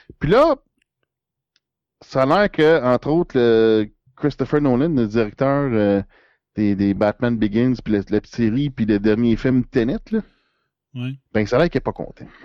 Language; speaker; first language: French; native; French